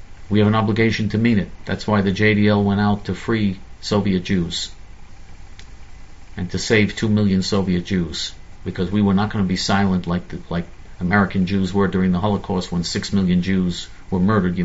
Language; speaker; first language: English; native; English